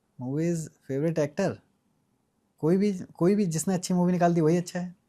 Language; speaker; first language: Hindi; native; Hindi